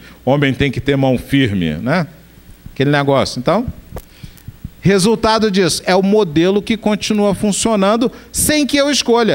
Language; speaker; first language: Portuguese; native; Portuguese